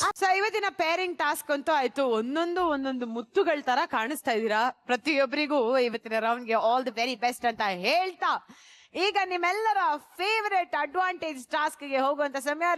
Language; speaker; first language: Kannada; native; Kannada